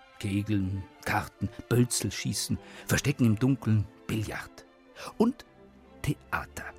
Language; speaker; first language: German; native; German